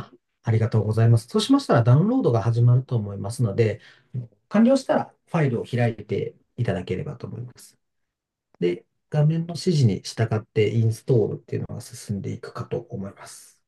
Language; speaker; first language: Japanese; native; Japanese